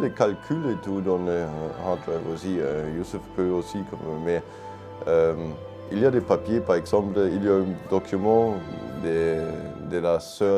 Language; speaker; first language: French; non-native, learner; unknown